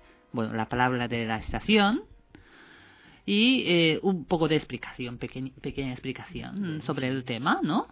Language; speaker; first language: Spanish; non-native, fluent; Japanese